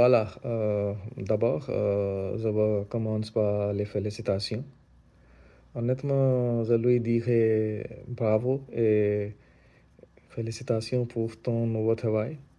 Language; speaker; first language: French; non-native, learner; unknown